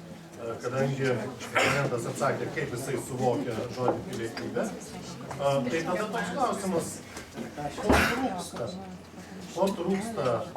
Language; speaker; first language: Lithuanian; native; Lithuanian